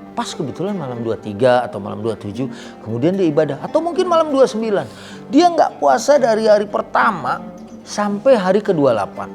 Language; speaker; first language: Indonesian; native; Indonesian